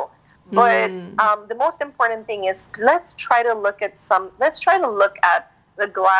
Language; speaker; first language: English; non-native, local second language; Filipino